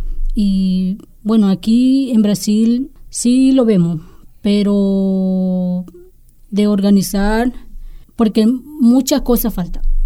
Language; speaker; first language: Spanish; non-native, local second language; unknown